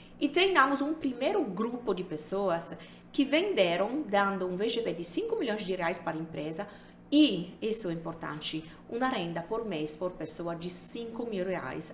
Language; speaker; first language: Portuguese; non-native, fluent; Italian